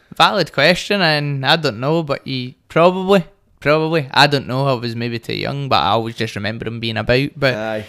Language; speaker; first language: English; native; English